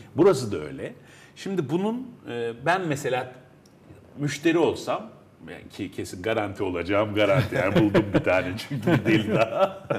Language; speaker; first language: Turkish; native; Turkish